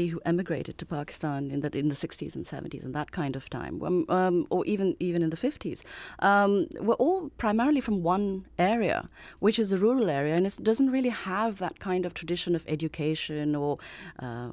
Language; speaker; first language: English; non-native, local second language; Urdu